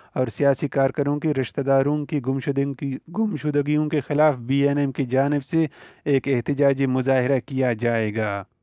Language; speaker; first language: Urdu; non-native, local second language; Baluchi